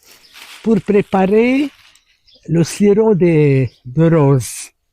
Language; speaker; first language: French; non-native, local second language; Arabic